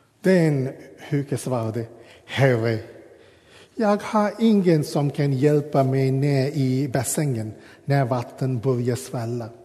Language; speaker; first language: Swedish; non-native, fluent; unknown